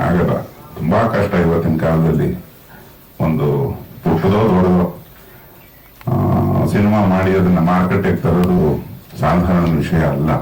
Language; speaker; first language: Kannada; native; Kannada